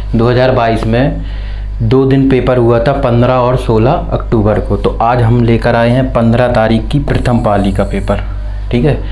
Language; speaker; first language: Hindi; native; Hindi